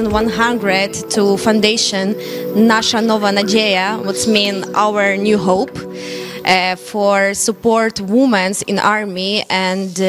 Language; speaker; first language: English; non-native, local second language; Ukrainian